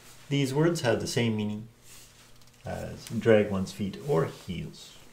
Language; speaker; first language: English; native; English